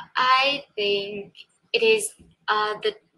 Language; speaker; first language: English; non-native, learner; Vietnamese